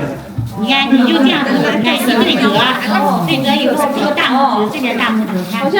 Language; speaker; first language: Chinese; native; Chinese